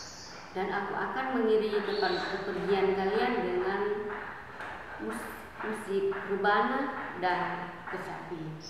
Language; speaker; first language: Indonesian; native; Indonesian